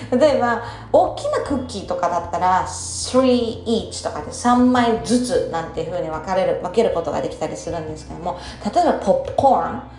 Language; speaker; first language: Japanese; native; Japanese